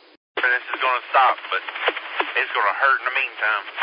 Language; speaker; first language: English; native; English